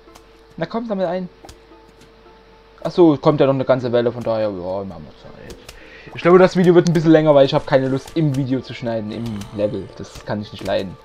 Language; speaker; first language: German; native; German